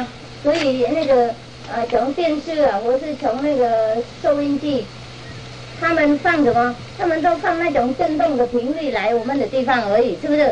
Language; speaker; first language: Chinese; non-native, fluent; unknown